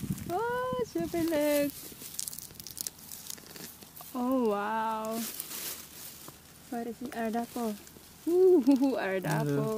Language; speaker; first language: Dutch; non-native, learner; Filipino